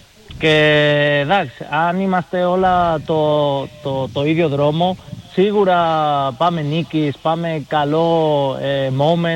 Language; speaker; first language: Greek; non-native, learner; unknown